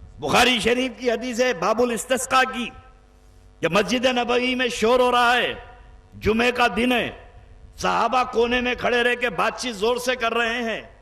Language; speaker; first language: Urdu; native; Urdu